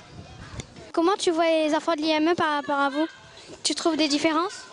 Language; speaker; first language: French; native; French